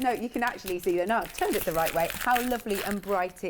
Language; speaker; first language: English; native; English